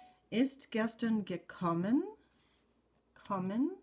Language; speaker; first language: German; non-native, fluent; English